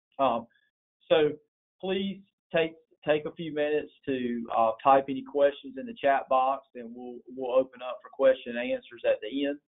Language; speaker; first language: English; native; English